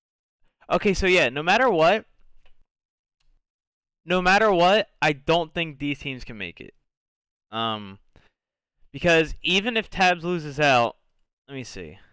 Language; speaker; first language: English; native; English